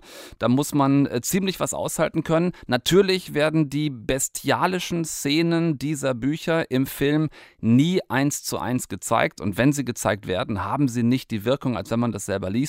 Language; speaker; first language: German; native; German